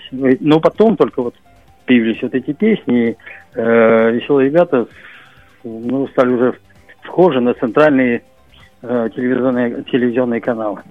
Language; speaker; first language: Russian; native; Russian